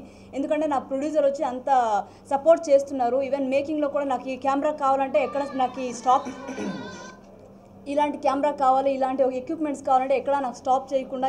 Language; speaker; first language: Telugu; non-native, fluent; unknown